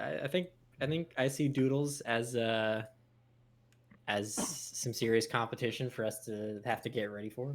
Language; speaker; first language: English; native; English